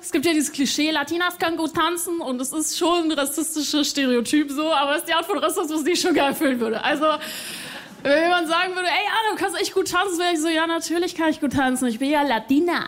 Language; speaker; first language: German; early bilingual, other home language; Spanish